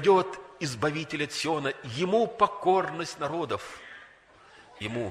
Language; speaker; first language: Russian; native; Russian